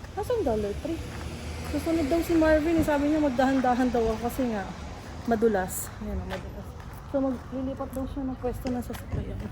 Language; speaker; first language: Filipino; native; Filipino